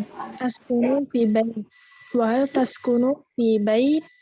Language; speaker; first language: Arabic; non-native, learner; Indonesian